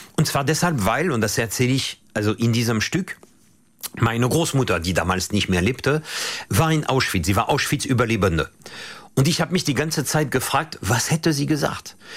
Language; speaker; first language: German; non-native, fluent; French